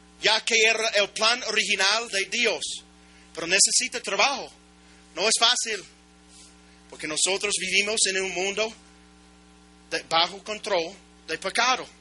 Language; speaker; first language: Spanish; non-native, learner; English